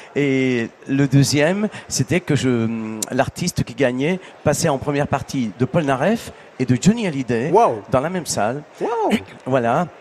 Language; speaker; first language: French; early bilingual, other home language; Italian